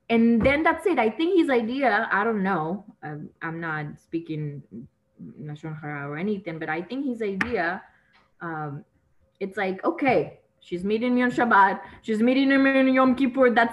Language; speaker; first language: English; non-native, fluent; Spanish